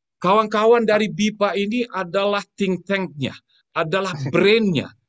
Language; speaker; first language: Indonesian; native; Indonesian